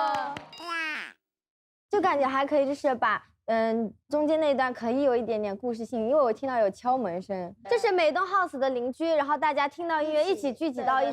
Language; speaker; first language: Chinese; native; Chinese